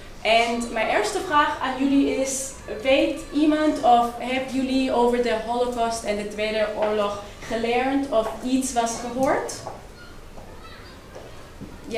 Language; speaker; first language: Dutch; non-native, fluent; Hebrew